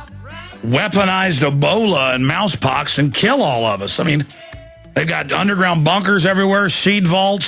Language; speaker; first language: English; native; English